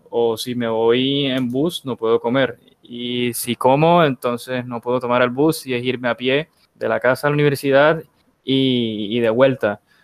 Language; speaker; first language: Spanish; native; Spanish